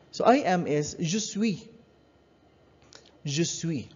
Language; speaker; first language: French; non-native, learner; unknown